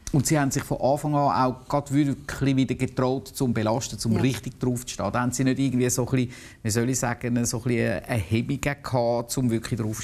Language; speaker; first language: German; native; German